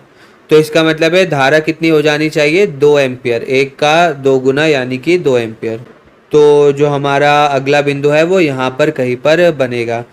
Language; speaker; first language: Hindi; native; Hindi